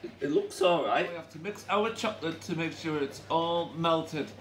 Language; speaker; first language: English; native; English